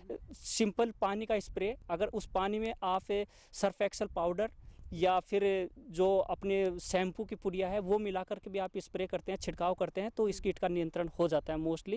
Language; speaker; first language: Hindi; native; Hindi